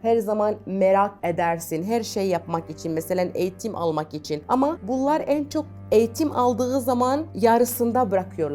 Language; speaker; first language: Turkish; non-native, fluent; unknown